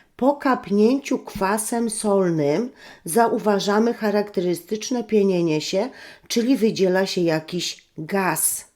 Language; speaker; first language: Polish; native; Polish